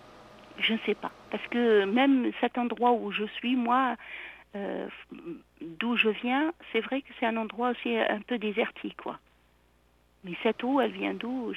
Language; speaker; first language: French; non-native, local second language; Arabic